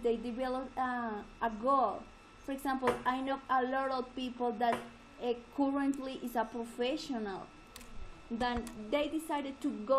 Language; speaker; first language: English; non-native, learner; Spanish